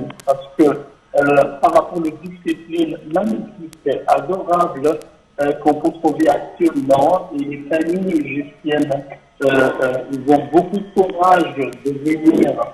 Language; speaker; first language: French; non-native, fluent; Arabic